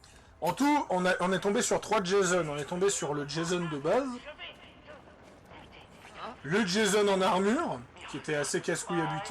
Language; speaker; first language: French; native; French